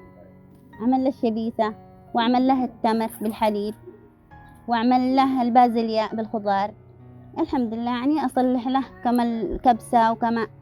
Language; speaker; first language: Arabic; native; Arabic